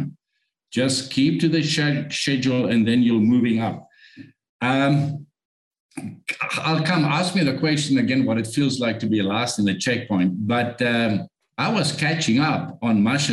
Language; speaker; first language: English; non-native, local second language; Afrikaans